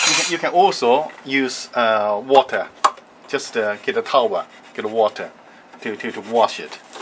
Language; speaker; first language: English; non-native, fluent; Chinese